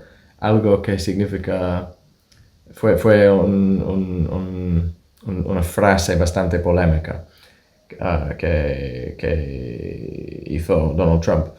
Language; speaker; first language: Spanish; non-native, fluent; English